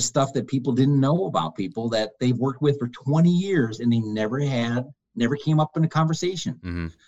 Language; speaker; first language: English; native; English